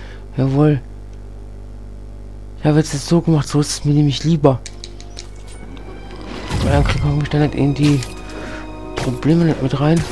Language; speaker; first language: German; native; German